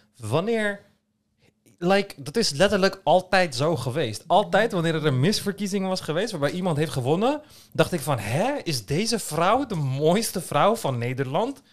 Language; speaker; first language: Dutch; early bilingual, other home language; Turkish